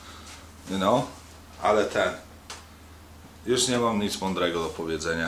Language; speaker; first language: Polish; early bilingual, heritage; Polish